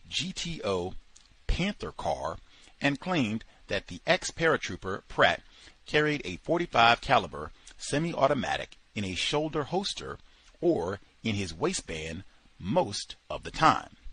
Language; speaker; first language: English; native; English